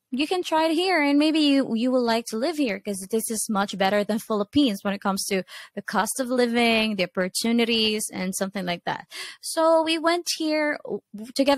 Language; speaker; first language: English; non-native, local second language; Cebuano